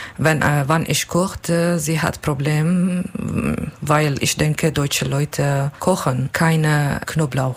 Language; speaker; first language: German; non-native, learner; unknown